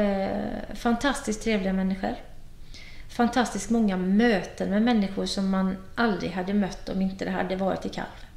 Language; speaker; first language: Swedish; native; Swedish